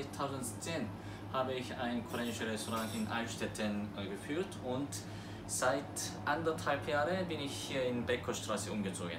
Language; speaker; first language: German; non-native, learner; Korean